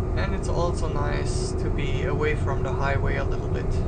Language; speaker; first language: English; non-native, fluent; German